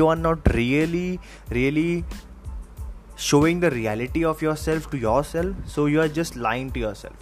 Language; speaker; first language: English; non-native, local second language; Hindi